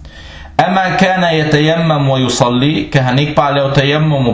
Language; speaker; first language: Danish; non-native, local second language; Arabic